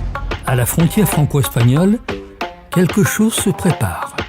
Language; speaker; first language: French; native; French